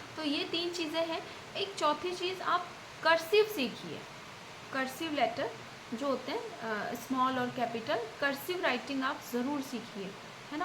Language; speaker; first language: Hindi; native; Hindi